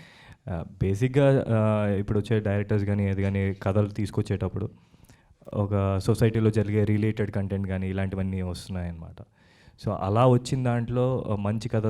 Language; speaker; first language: Telugu; native; Telugu